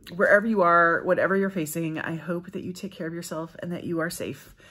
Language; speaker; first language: English; native; English